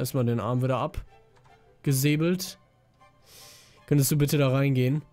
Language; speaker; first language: German; native; German